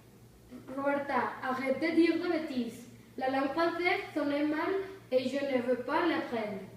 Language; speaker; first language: French; non-native, learner; Spanish